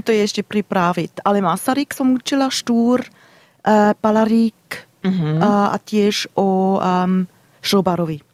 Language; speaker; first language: Slovak; non-native, fluent; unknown